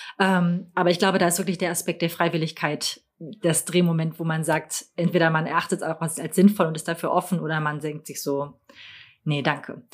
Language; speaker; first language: German; native; German